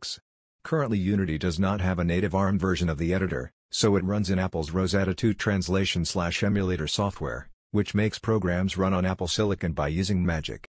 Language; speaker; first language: English; native; English